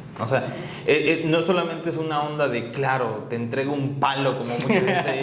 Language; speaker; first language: Spanish; native; Spanish